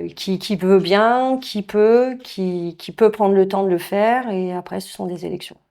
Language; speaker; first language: French; native; French